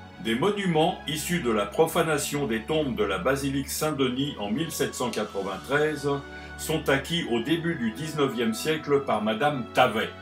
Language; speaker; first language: French; native; French